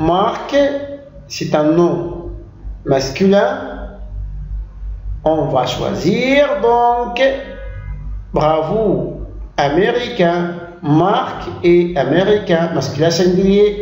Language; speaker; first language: French; non-native, local second language; Arabic